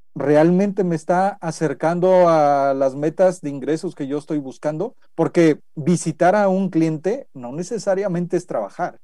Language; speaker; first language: Spanish; native; Spanish